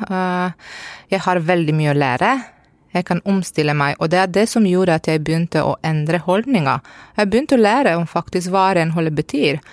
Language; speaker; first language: Norwegian; non-native, fluent; Romanian